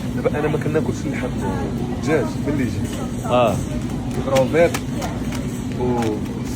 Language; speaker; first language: Arabic; native; Arabic